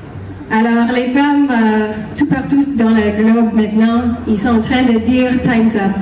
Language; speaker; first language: French; non-native, fluent; English